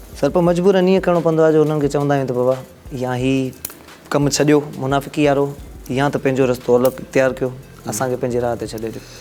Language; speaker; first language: Sindhi; native; Sindhi